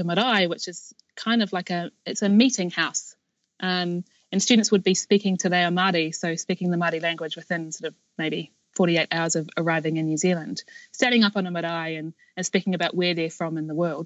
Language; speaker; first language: English; native; English